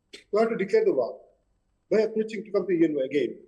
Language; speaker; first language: English; non-native, local second language; Telugu